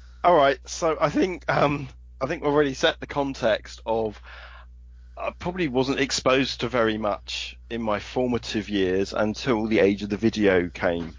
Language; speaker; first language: English; native; English